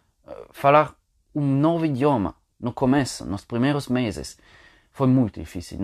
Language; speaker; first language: Portuguese; non-native, fluent; Italian